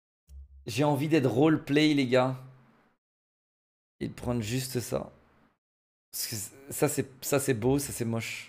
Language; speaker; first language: French; native; French